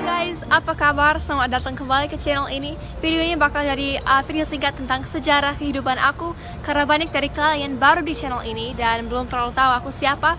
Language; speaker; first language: Indonesian; early bilingual, other home language; English